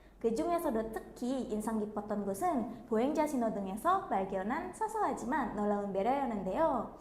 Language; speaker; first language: Korean; non-native, fluent; Indonesian